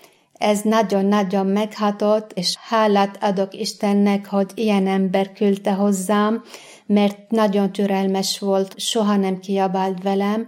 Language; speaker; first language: Hungarian; non-native, fluent; Arabic